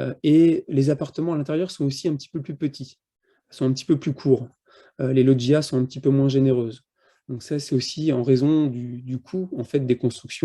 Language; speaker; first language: French; native; French